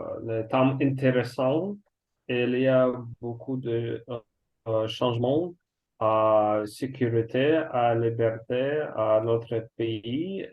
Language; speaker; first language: French; non-native, learner; Russian